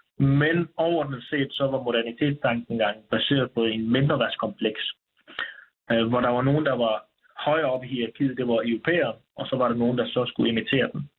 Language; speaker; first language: Danish; early bilingual, other home language; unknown